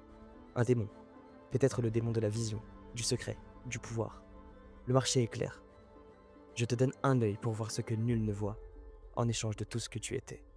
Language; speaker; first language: French; native; French